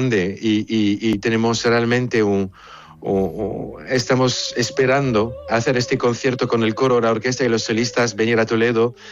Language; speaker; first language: Spanish; non-native, fluent; French